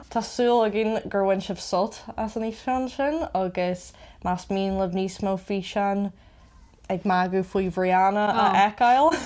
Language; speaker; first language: Irish; non-native, local second language; English